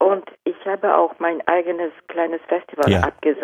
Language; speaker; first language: German; non-native, fluent; Japanese